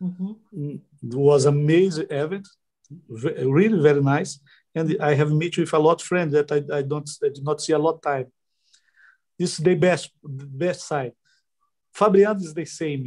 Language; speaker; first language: English; non-native, learner; Portuguese